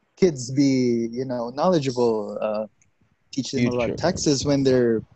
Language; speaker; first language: English; non-native, local second language; Hiligaynon